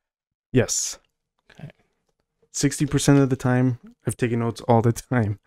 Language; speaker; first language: English; native; English